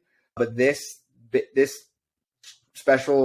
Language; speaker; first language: English; native; English